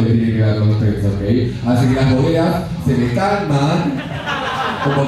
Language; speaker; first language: Spanish; native; Spanish